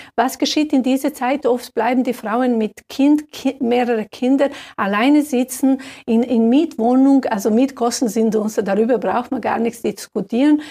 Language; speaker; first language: German; non-native, fluent; Serbian